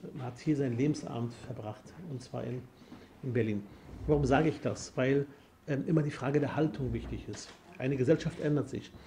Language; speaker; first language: German; early bilingual, other home language; Arabic